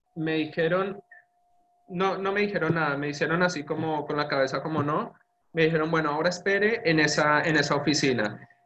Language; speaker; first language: Spanish; native; Spanish